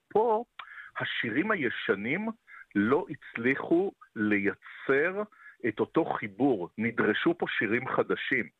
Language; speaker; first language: Hebrew; native; Hebrew